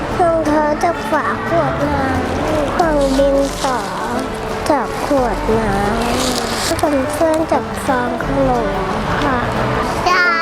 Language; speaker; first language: Thai; native; Thai